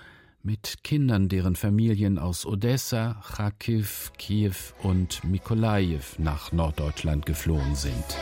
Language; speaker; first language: German; native; German